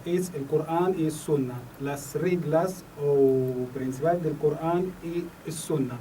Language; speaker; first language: Spanish; non-native, learner; Arabic